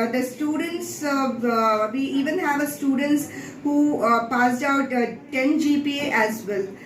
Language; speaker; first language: English; non-native, local second language; Telugu